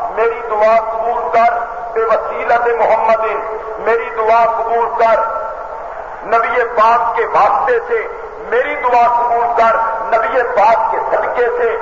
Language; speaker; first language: Urdu; non-native, local second language; Punjabi